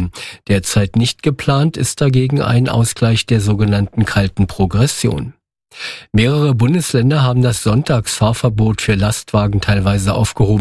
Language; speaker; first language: German; native; German